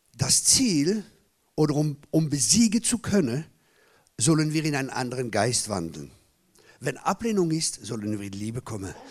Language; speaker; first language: German; non-native, local second language; French